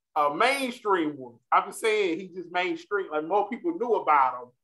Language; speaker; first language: English; native; English